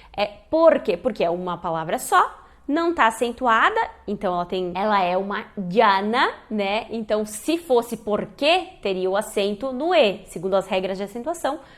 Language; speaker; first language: Portuguese; native; Portuguese